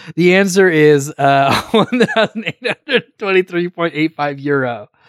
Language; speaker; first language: English; native; English